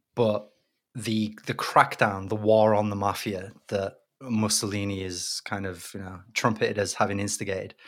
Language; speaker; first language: English; native; English